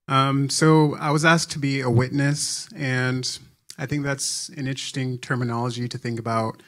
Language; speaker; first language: English; native; English